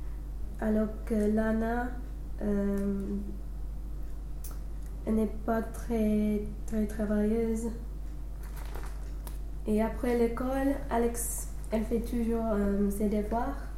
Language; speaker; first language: French; non-native, fluent; English